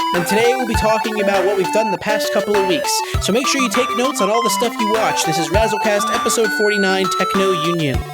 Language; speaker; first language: English; native; English